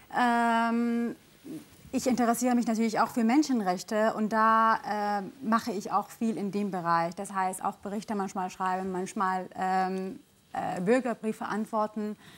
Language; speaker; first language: German; non-native, fluent; Arabic